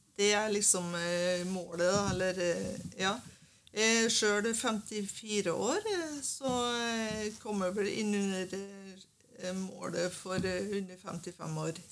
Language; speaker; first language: Norwegian; native; Norwegian